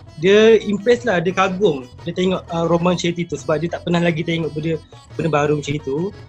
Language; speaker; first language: Malay; native; Malay